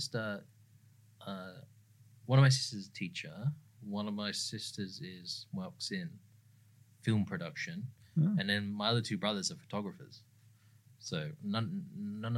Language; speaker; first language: English; native; English